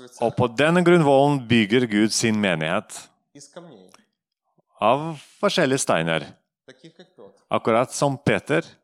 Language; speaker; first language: Norwegian; non-native, fluent; Russian